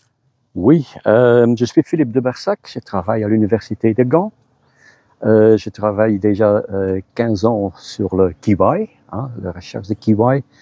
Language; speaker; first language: French; non-native, local second language; Dutch